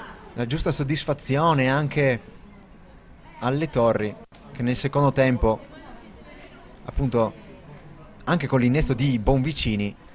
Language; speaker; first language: Italian; native; Italian